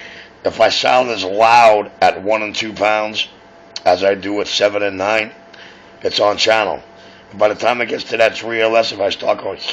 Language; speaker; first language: English; native; English